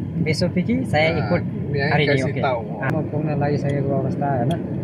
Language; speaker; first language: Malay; non-native, learner; Nepali